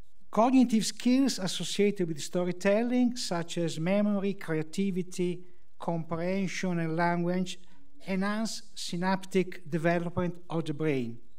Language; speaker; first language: English; non-native, fluent; Italian